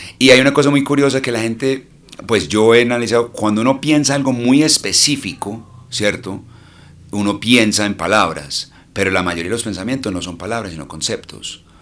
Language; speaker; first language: Spanish; early bilingual, heritage; English